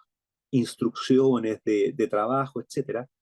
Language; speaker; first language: Spanish; native; Spanish